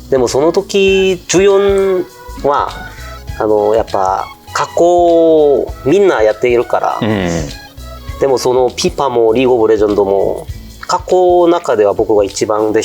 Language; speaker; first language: Japanese; non-native, fluent; Korean